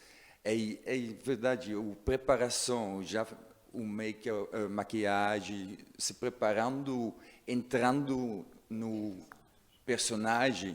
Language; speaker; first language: Portuguese; non-native, learner; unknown